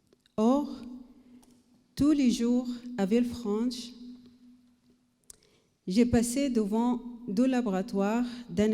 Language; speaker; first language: French; non-native, learner; Arabic